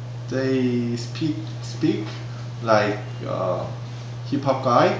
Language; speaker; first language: English; non-native, learner; Korean